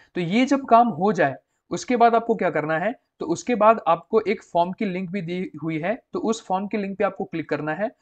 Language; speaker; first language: Hindi; non-native, local second language; Gujarati